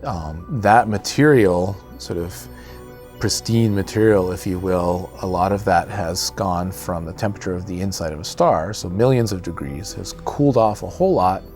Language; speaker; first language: English; native; English